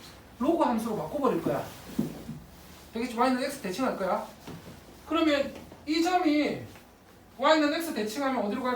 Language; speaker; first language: Korean; native; Korean